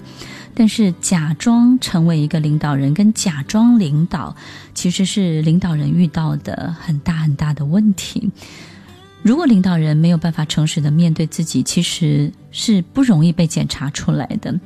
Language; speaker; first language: Chinese; native; Chinese